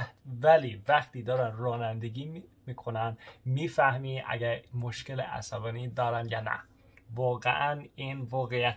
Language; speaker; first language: Persian; early bilingual, heritage; Persian